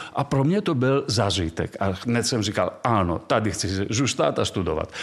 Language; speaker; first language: Czech; non-native, fluent; Greek